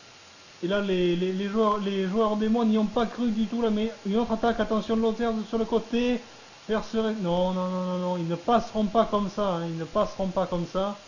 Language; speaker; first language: French; native; French